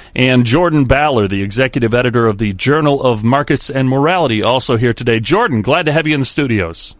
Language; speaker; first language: English; native; English